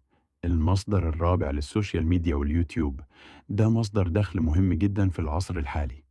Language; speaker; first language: Arabic; native; Arabic